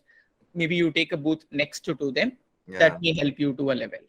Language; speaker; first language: English; non-native, local second language; Tamil